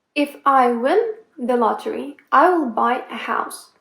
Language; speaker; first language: English; non-native, fluent; Ukrainian